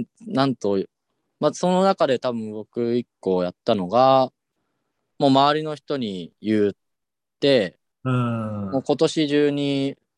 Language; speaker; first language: Japanese; native; Japanese